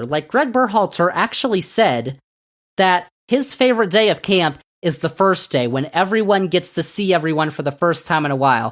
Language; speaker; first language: English; native; English